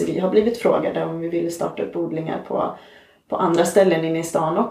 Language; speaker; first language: Swedish; native; Swedish